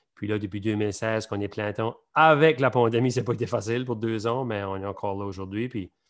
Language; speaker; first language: French; native; French